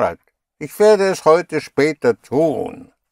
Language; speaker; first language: German; non-native, fluent; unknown